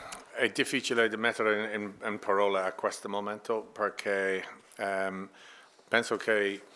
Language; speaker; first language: Italian; non-native, learner; English